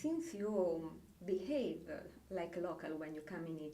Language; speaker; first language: English; non-native, fluent; Italian